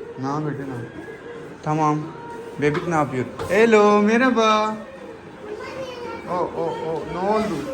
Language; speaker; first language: Turkish; non-native, learner; Urdu